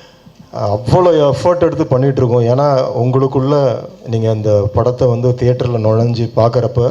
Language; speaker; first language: Tamil; native; Tamil